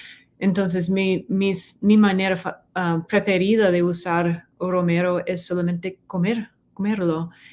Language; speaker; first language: Spanish; non-native, learner; English